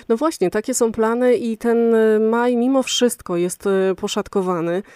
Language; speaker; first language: Polish; native; Polish